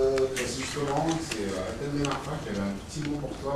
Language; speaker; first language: French; native; French